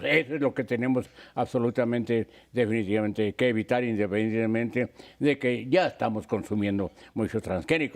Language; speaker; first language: Spanish; native; Spanish